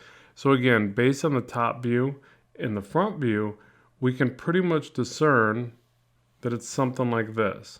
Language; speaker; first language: English; native; English